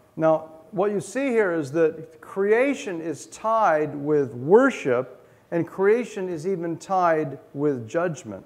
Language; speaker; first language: English; native; English